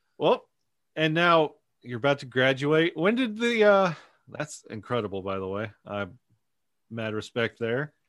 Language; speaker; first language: English; native; English